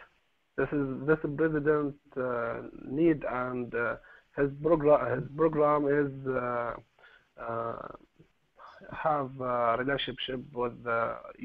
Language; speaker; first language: English; non-native, learner; Arabic